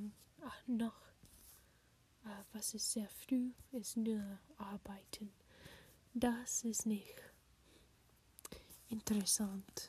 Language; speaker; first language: German; non-native, learner; English